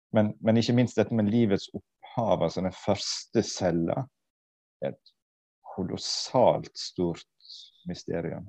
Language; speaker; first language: Norwegian; native; Norwegian